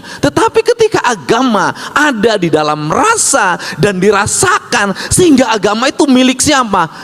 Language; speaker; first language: Indonesian; native; Indonesian